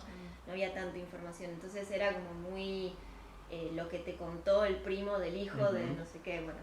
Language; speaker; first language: Spanish; early bilingual, other home language; Ukrainian